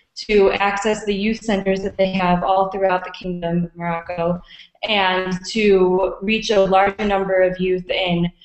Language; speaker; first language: English; native; English